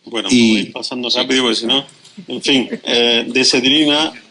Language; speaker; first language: Spanish; native; Spanish